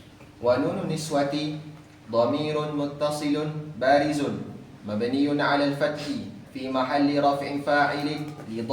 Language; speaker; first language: Arabic; non-native, learner; Malay